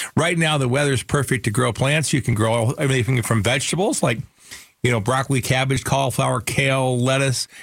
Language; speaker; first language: English; native; English